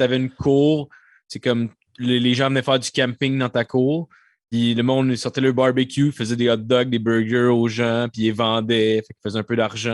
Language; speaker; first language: French; native; French